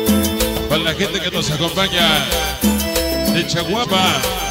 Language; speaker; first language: Spanish; native; Spanish